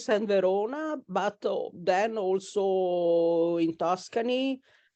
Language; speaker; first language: English; non-native, learner; Italian